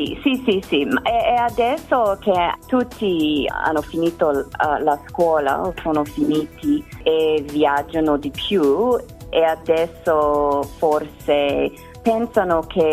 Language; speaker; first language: Italian; non-native, learner; English